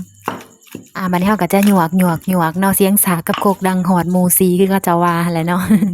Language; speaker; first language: Thai; non-native, local second language; Lao